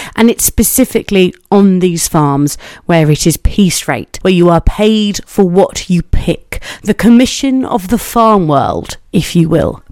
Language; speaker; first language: English; native; English